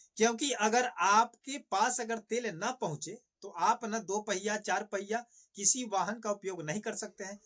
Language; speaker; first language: Hindi; native; Hindi